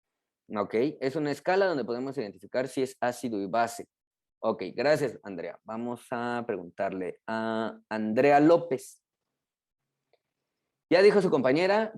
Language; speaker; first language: Spanish; native; Spanish